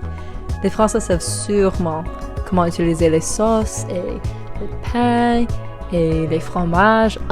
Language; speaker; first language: French; non-native, learner; English